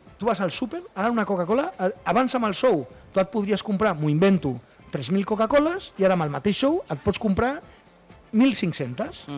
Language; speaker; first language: Catalan; non-native, local second language; Spanish